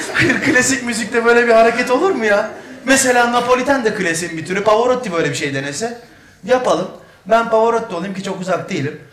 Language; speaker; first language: Turkish; native; Turkish